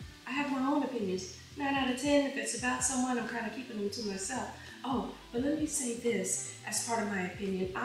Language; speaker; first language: English; native; English